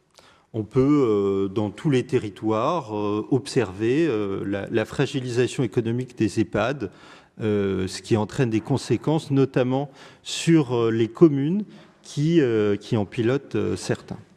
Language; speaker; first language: French; native; French